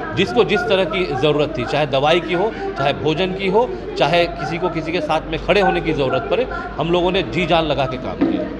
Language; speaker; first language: Hindi; native; Hindi